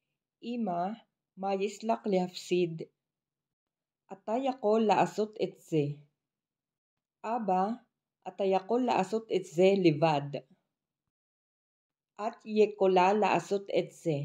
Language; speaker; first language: Hebrew; non-native, fluent; Filipino